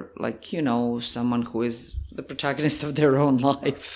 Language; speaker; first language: English; non-native, fluent; Croatian